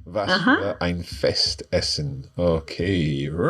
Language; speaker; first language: German; non-native, fluent; English